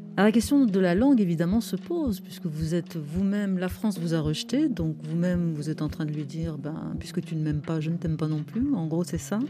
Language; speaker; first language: French; native; French